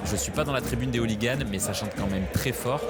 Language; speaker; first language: French; native; French